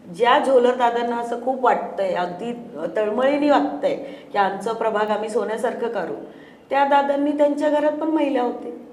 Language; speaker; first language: Marathi; non-native, fluent; Hindi